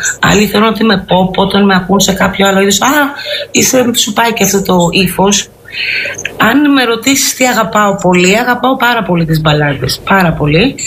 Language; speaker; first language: Greek; early bilingual, heritage; Greek